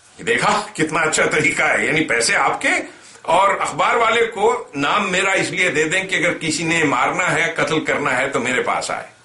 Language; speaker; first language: Urdu; native; Urdu